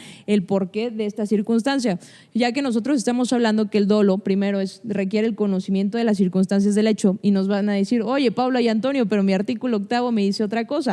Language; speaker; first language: Spanish; native; Spanish